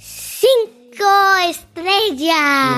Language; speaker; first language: Spanish; early bilingual, heritage; Spanish